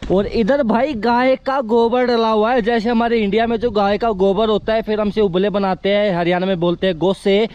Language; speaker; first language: Hindi; native; Hindi